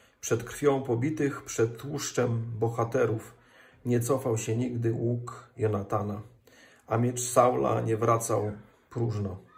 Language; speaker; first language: Polish; native; Polish